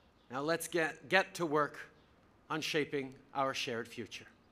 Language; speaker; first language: English; early bilingual, other home language; French